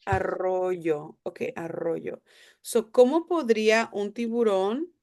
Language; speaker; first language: Spanish; non-native, fluent; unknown